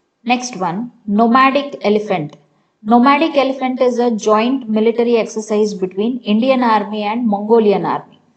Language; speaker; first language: English; non-native, local second language; Kannada